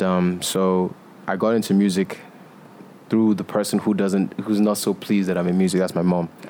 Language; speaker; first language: English; non-native, local second language; Yoruba